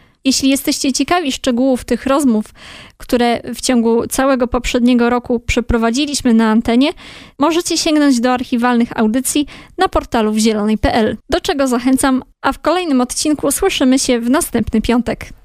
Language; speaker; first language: Polish; native; Polish